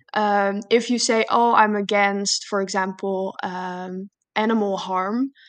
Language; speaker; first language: English; non-native, fluent; Dutch